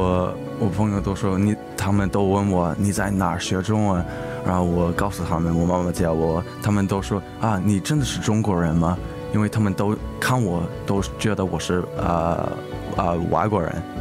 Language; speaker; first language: Chinese; early bilingual, heritage; English